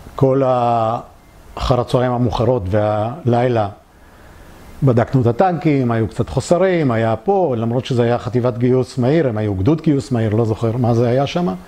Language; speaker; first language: Hebrew; early bilingual, other home language; Polish